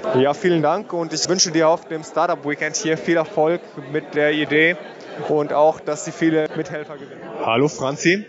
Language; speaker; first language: German; native; German